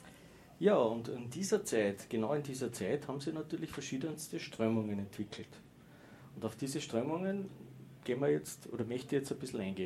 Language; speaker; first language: German; native; German